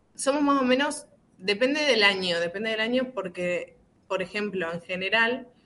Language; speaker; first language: Spanish; native; Spanish